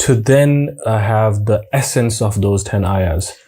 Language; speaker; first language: English; non-native, local second language; Urdu